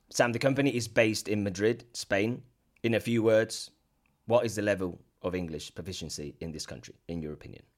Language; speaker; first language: English; non-native, fluent; Spanish